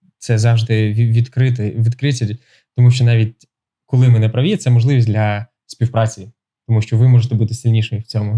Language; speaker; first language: Ukrainian; native; Ukrainian